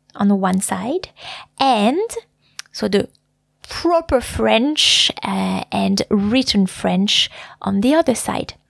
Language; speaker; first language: English; non-native, fluent; French